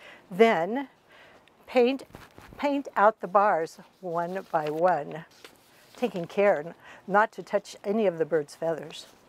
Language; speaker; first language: English; native; English